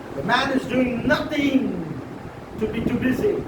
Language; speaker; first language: English; non-native, local second language; Marathi